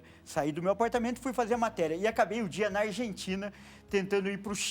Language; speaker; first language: Portuguese; native; Portuguese